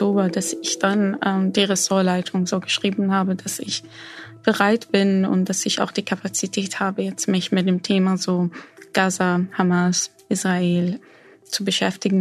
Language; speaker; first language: German; non-native, fluent; Arabic